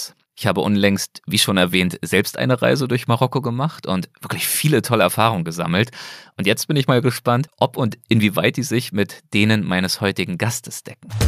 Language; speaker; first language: German; native; German